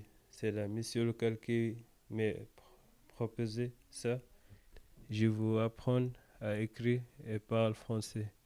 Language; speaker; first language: French; non-native, learner; Arabic